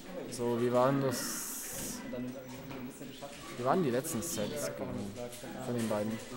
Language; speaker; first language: German; native; German